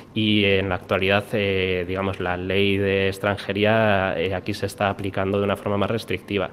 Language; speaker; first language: Spanish; native; Spanish